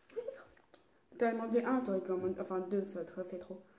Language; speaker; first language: French; native; French